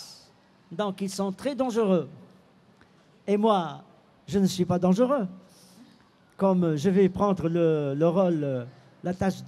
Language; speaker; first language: French; non-native, local second language; Arabic